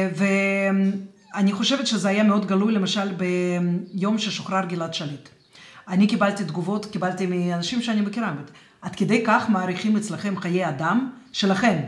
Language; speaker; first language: Hebrew; non-native, fluent; Russian